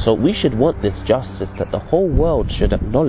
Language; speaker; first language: English; native; English